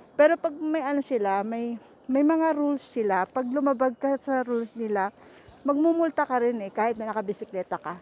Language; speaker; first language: Filipino; native; Filipino